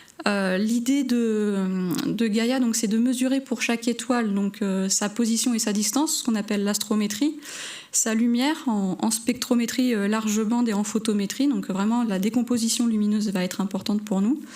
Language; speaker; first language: French; native; French